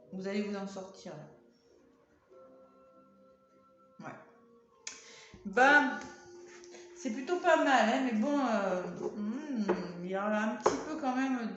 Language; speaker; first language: French; native; French